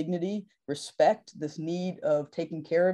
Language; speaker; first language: English; native; English